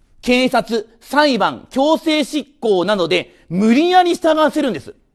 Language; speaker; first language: Japanese; native; Japanese